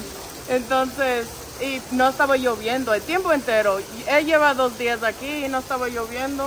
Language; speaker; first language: Spanish; non-native, fluent; English